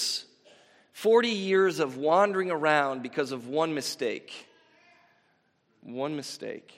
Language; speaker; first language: English; native; English